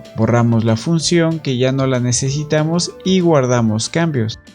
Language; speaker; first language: Spanish; native; Spanish